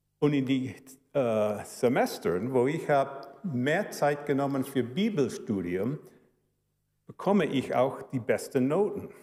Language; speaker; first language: German; early bilingual, heritage; German